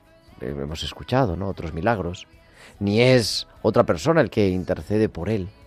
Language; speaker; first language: Spanish; native; Spanish